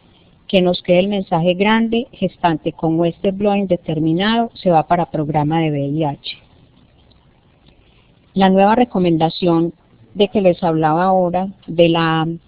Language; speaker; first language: Spanish; native; Spanish